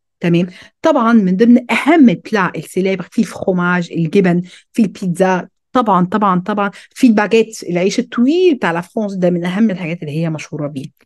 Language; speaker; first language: Arabic; early bilingual, heritage; Arabic